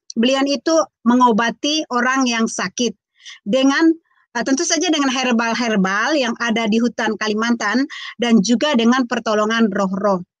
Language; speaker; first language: Indonesian; non-native, local second language; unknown